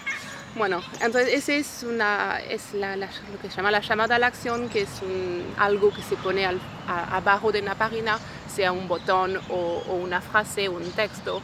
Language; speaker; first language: Spanish; non-native, fluent; French